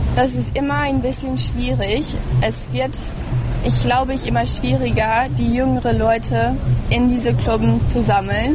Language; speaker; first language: German; early bilingual, heritage; German